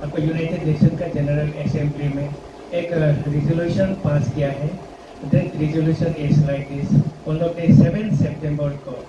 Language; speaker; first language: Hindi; non-native, local second language; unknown